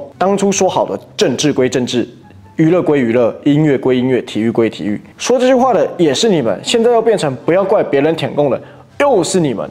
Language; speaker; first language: Chinese; native; Chinese